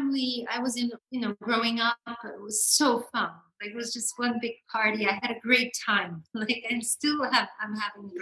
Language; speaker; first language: English; non-native, local second language; French